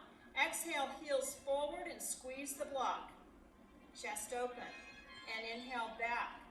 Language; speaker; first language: English; native; English